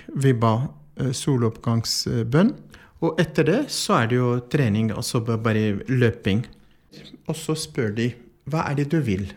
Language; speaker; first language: Norwegian; non-native, fluent; Arabic